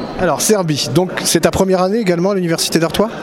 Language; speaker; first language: French; native; French